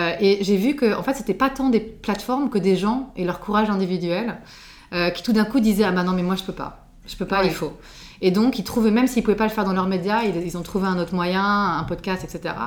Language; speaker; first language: French; native; French